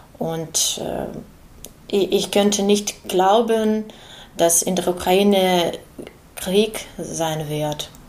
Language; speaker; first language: German; non-native, learner; Ukrainian